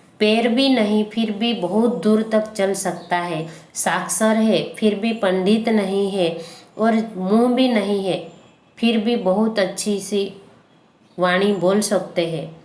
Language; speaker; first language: Hindi; non-native, local second language; Gujarati